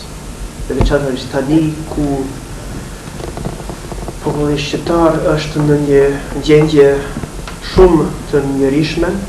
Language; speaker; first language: Albanian; non-native, fluent; English